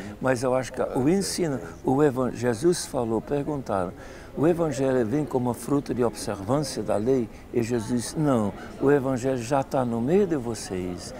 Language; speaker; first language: Portuguese; non-native, fluent; Dutch